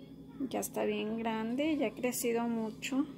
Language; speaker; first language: Spanish; early bilingual, heritage; Spanish